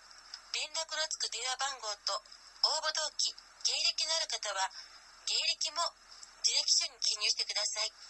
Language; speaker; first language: Japanese; native; Japanese